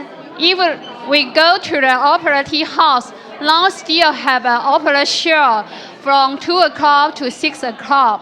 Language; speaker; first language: English; non-native, learner; Chinese